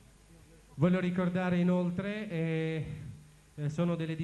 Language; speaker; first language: Italian; native; Italian